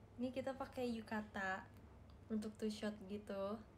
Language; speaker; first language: Indonesian; native; Indonesian